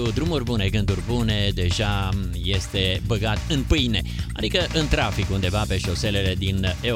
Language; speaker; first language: Romanian; native; Romanian